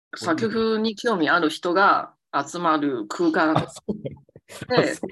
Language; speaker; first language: Japanese; non-native, fluent; Chinese